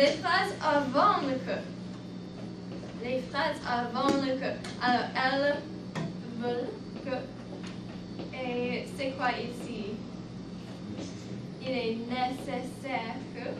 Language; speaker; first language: French; non-native, fluent; English